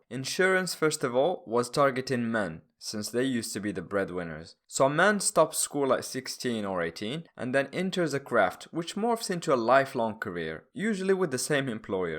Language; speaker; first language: English; non-native, fluent; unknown